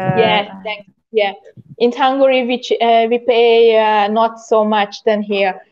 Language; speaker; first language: English; non-native, learner; Hungarian